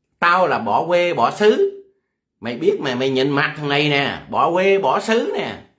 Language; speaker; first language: Vietnamese; non-native, local second language; Khmer